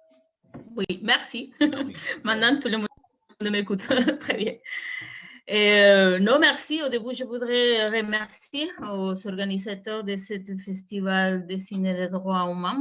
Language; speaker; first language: French; non-native, fluent; Spanish